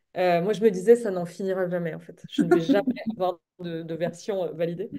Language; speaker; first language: French; native; French